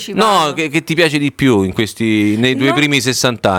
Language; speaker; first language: Italian; native; Italian